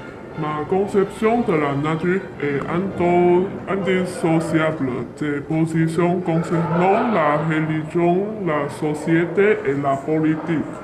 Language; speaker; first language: French; non-native, learner; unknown